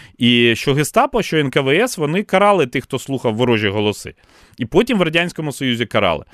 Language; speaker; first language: Ukrainian; non-native, local second language; Russian